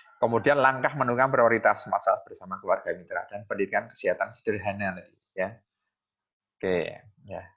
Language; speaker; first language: Indonesian; non-native, local second language; Javanese